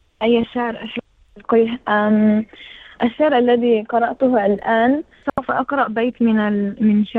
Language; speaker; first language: Arabic; early bilingual, heritage; Arabic